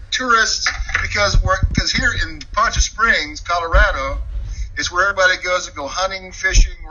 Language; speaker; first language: English; native; English